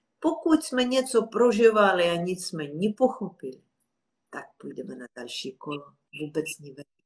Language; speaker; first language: Czech; non-native, fluent; Russian